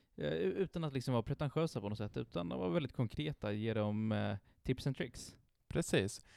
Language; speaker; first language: Swedish; native; Swedish